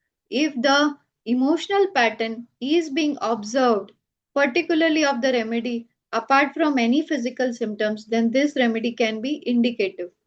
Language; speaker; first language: English; non-native, local second language; Gujarati